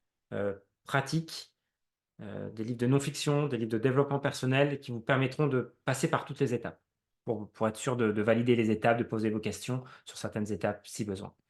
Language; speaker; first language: French; native; French